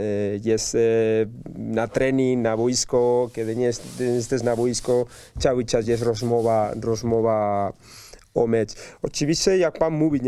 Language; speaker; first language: Polish; non-native, learner; Spanish